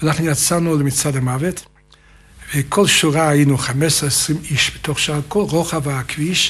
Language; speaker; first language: Hebrew; non-native, fluent; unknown